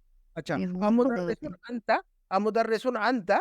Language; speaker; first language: Arabic; non-native, fluent; Urdu